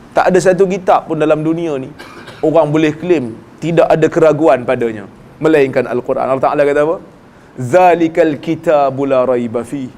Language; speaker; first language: Malay; native; Malay